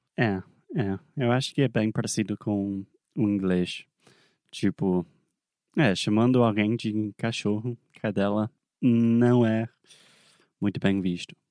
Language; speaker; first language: Portuguese; non-native, fluent; English